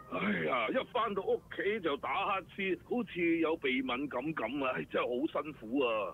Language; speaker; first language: Cantonese; native; Cantonese